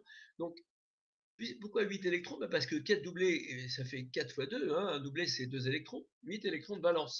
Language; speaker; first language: French; native; French